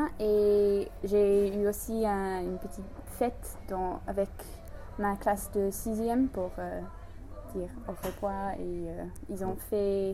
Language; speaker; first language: French; non-native, fluent; English